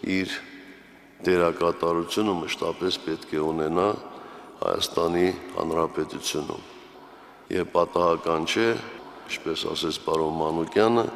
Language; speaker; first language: Armenian; native; Armenian